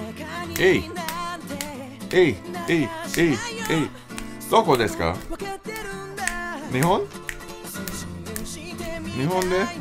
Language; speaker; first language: Japanese; non-native, learner; English